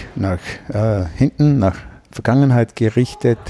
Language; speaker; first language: German; native; German